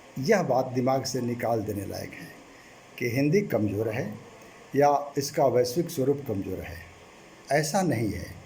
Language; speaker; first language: Hindi; native; Hindi